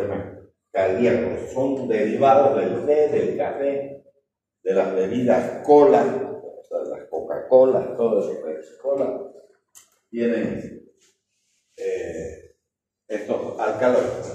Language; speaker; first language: Spanish; native; Spanish